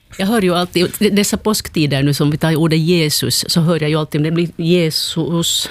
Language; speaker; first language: Swedish; native; Swedish